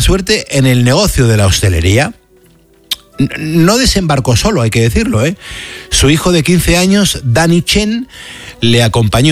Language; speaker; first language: Spanish; native; Spanish